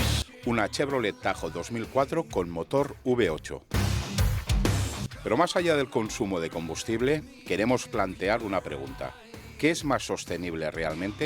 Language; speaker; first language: Spanish; native; Spanish